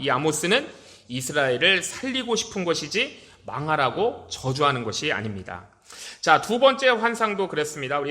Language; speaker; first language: Korean; native; Korean